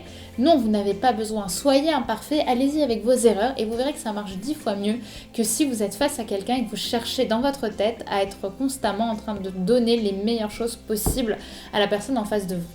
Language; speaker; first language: French; native; French